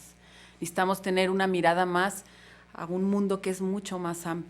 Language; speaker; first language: Spanish; native; Spanish